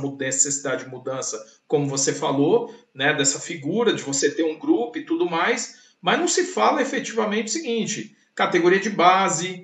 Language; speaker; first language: Portuguese; native; Portuguese